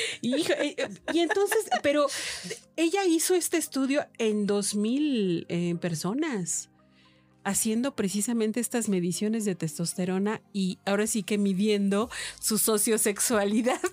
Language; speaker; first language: Spanish; native; Spanish